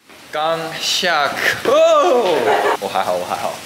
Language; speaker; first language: Chinese; early bilingual, heritage; English